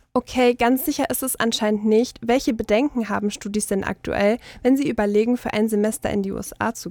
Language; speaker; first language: German; native; German